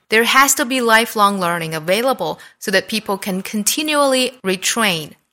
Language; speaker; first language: English; non-native, fluent; Chinese